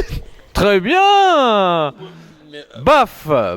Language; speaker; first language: French; non-native, fluent; Portuguese